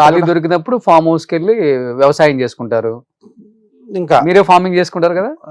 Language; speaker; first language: Telugu; native; Telugu